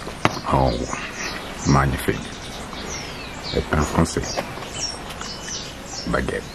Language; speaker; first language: French; non-native, learner; English